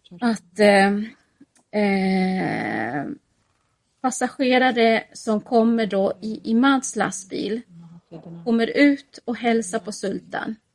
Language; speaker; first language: Swedish; native; Swedish